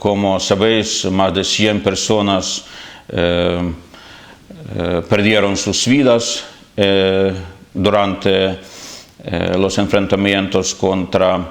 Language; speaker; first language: Spanish; non-native, fluent; Ukrainian